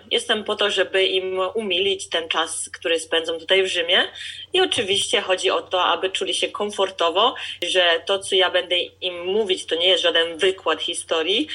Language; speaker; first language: Polish; early bilingual, heritage; Polish